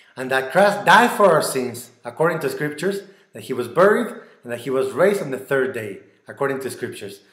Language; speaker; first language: English; non-native, fluent; Spanish